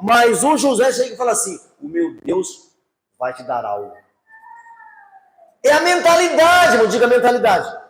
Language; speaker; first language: Portuguese; native; Portuguese